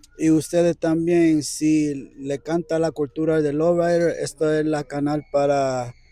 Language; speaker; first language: Spanish; early bilingual, other home language; English